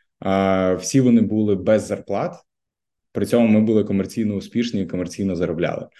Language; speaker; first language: Ukrainian; native; Ukrainian